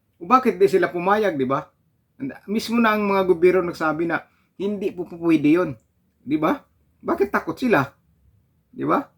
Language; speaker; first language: Filipino; non-native, local second language; Cebuano